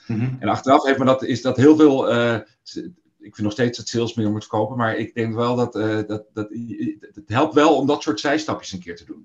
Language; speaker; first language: Dutch; native; Dutch